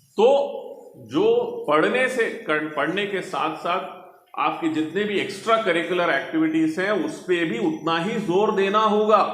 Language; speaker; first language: Hindi; non-native, local second language; Telugu